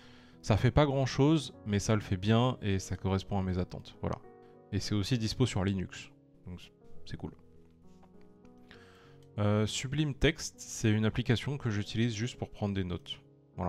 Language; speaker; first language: French; native; French